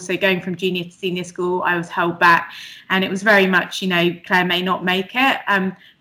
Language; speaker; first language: English; native; English